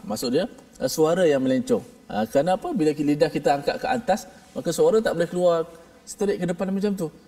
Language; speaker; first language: Malay; native; Malay